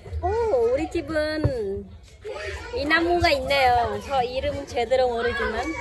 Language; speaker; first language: Korean; non-native, fluent; Khmer